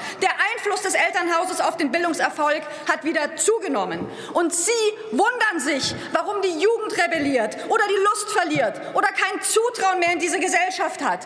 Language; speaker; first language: German; early bilingual, other home language; Turkish